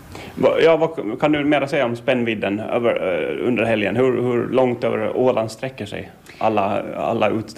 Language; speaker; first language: Swedish; native; Swedish